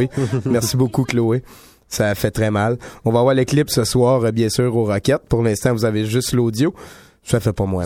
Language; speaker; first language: French; native; French